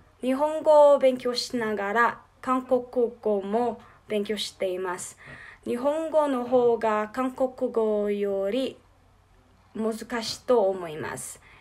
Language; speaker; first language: Japanese; non-native, learner; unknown